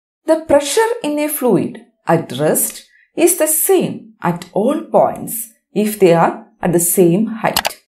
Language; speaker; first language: English; non-native, local second language; Malayalam